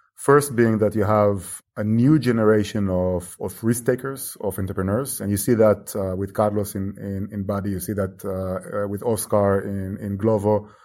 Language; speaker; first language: English; non-native, fluent; Hebrew